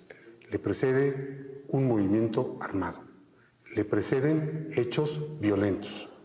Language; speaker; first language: Spanish; native; Spanish